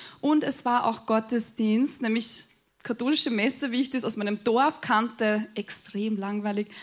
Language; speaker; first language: German; native; German